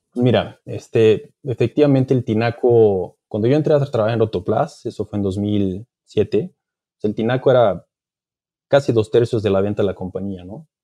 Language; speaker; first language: Spanish; non-native, fluent; Portuguese